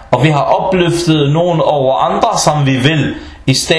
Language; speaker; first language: Danish; early bilingual, other home language; Arabic